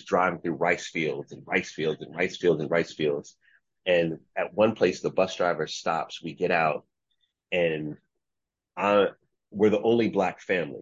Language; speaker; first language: English; native; English